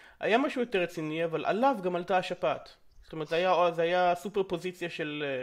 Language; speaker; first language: Hebrew; native; Hebrew